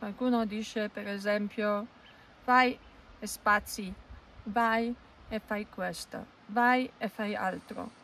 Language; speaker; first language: Italian; non-native, learner; Polish